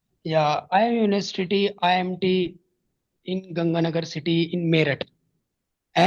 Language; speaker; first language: English; non-native, learner; Hindi